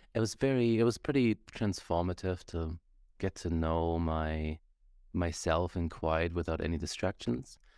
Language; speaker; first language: English; non-native, fluent; German